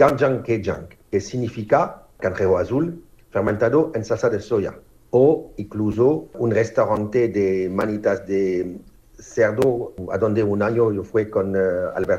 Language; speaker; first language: Spanish; non-native, learner; French